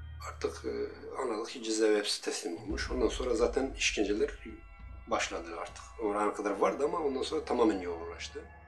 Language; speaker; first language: Turkish; non-native, local second language; Kurdish